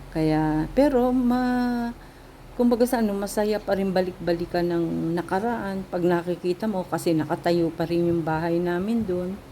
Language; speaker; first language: Filipino; native; Filipino